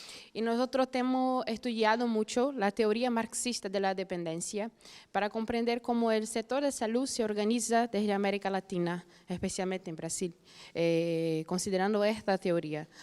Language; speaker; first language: Spanish; non-native, fluent; Portuguese